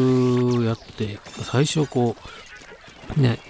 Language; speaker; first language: Japanese; native; Japanese